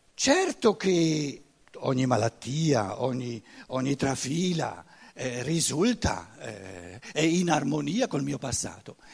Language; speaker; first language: Italian; non-native, fluent; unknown